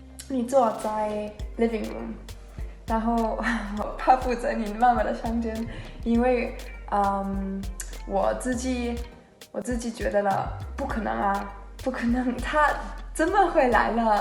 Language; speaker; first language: Chinese; non-native, learner; German